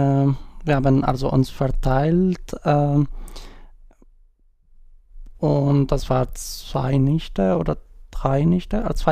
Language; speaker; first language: German; non-native, learner; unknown